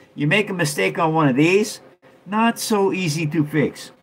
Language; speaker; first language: English; native; English